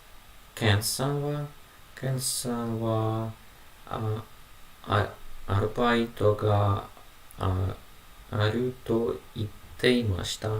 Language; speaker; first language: Japanese; non-native, learner; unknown